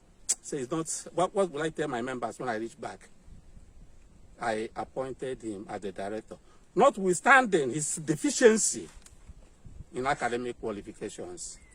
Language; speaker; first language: English; non-native, local second language; Igbo